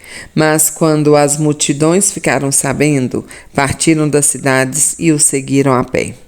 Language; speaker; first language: Portuguese; native; Portuguese